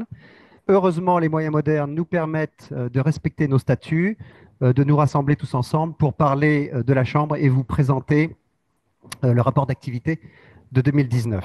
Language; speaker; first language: French; native; French